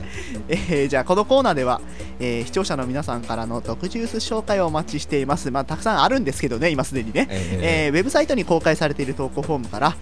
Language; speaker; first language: Japanese; native; Japanese